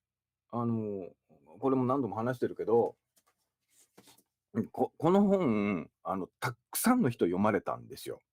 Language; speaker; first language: Japanese; native; Japanese